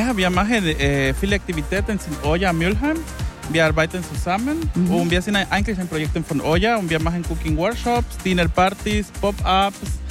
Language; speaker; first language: German; non-native, learner; Spanish